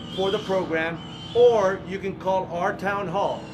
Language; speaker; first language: English; early bilingual, other home language; Spanish